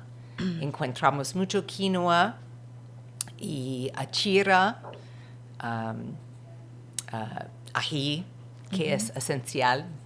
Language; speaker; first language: Spanish; non-native, fluent; English